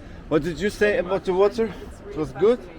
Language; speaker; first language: English; non-native, fluent; German